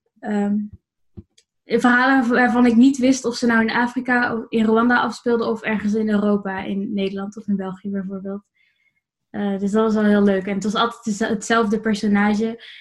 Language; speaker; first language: Dutch; native; Dutch